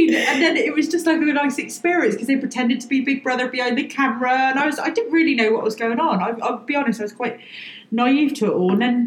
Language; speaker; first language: English; native; English